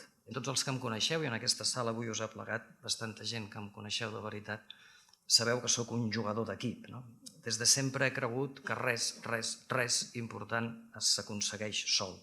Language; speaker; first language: Catalan; native; Catalan